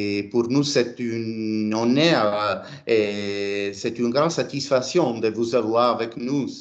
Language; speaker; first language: French; non-native, fluent; Italian